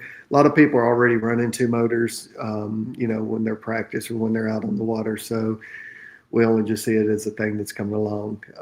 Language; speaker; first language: English; native; English